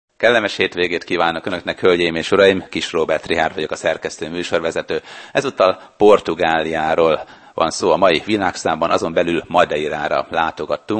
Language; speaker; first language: Hungarian; native; Hungarian